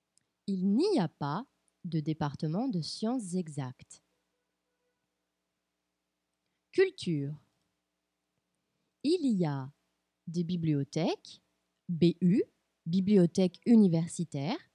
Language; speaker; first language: French; non-native, fluent; Portuguese